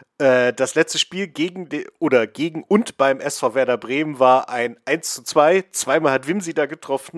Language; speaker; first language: German; native; German